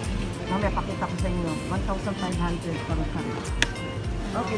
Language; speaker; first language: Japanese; non-native, learner; Filipino